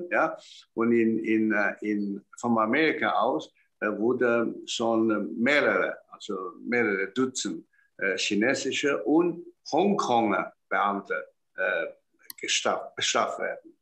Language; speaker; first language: German; non-native, fluent; Chinese